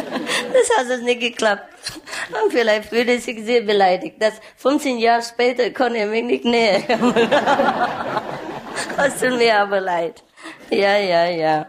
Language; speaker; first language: German; non-native, learner; Vietnamese